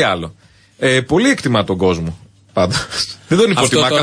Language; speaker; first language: Greek; native; Greek